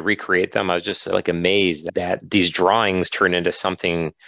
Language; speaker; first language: English; native; English